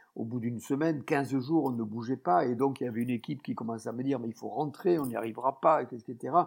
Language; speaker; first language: French; native; French